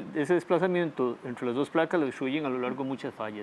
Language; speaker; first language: Spanish; native; Spanish